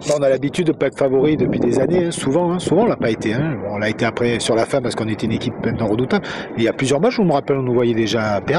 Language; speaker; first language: French; native; French